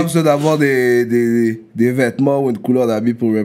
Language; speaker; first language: French; native; French